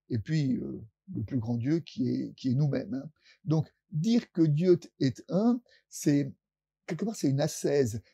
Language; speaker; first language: French; native; French